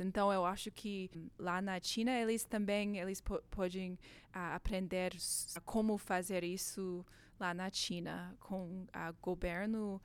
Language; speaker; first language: Portuguese; non-native, learner; English